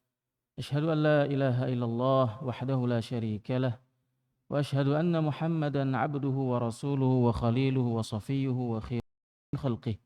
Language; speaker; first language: Arabic; non-native, fluent; Indonesian